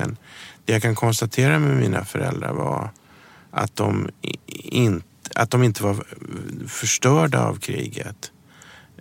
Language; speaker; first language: Swedish; early bilingual, other home language; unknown